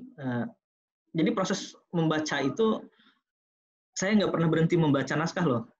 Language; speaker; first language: Indonesian; non-native, local second language; Sundanese